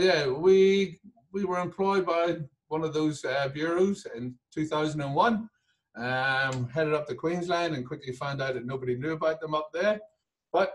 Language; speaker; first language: English; native; English